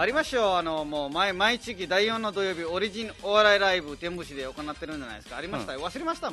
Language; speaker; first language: Japanese; non-native, fluent; Nepali